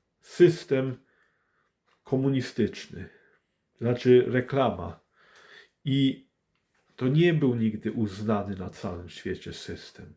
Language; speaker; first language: Polish; early bilingual, heritage; English